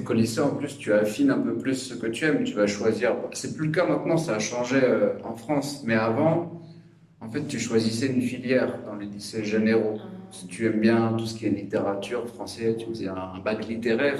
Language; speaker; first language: French; native; French